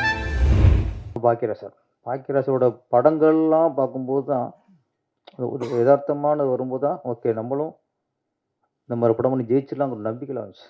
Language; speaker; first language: Tamil; native; Tamil